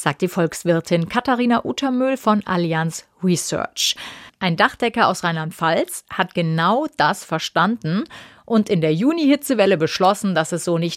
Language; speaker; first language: German; native; German